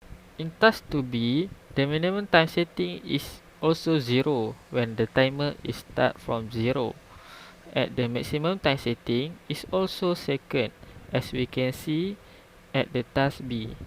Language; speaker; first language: English; non-native, local second language; Malay